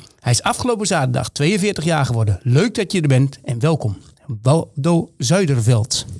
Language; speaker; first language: Dutch; native; Dutch